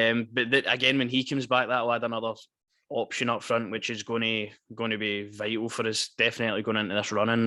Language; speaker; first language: English; native; English